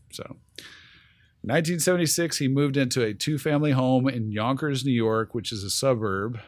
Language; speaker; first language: English; native; English